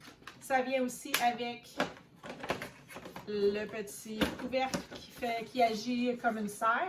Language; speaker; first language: French; native; French